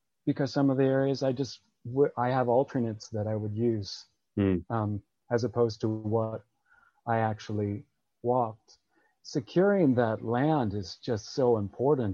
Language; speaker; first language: English; native; English